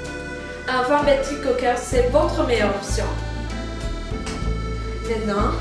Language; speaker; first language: French; non-native, learner; Spanish